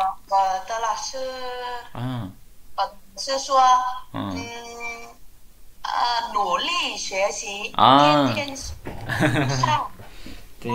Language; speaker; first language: Chinese; non-native, learner; Vietnamese